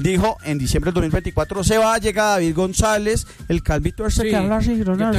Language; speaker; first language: Spanish; native; Spanish